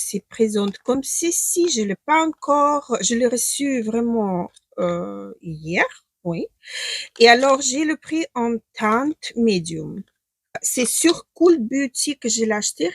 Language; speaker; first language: French; non-native, fluent; Ukrainian